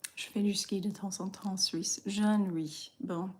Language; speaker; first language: French; non-native, fluent; English